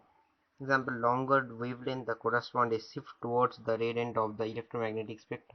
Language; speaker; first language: English; non-native, fluent; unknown